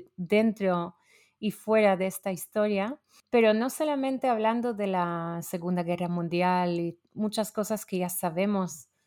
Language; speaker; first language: Spanish; non-native, fluent; Hebrew